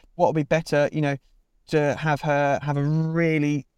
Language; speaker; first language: English; native; English